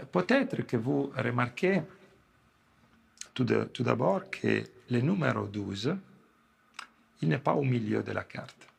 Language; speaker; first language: French; non-native, fluent; Italian